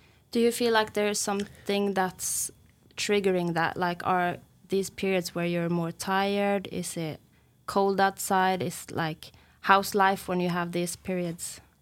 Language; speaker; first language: English; non-native, fluent; Norwegian